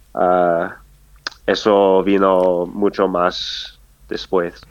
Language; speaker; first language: Spanish; non-native, fluent; English